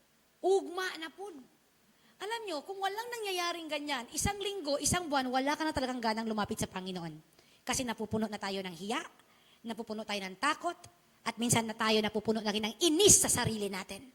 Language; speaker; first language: Filipino; non-native, local second language; Chavacano